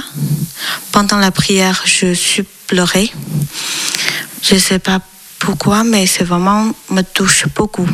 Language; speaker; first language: French; non-native, learner; Chinese